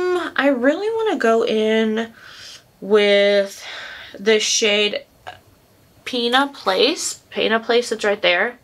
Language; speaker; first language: English; native; English